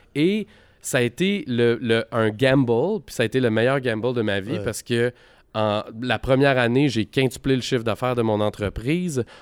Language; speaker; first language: French; native; French